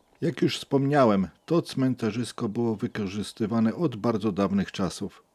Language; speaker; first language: Polish; native; Polish